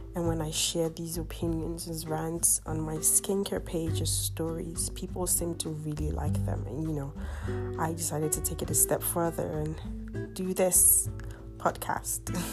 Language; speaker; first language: English; non-native, local second language; Yoruba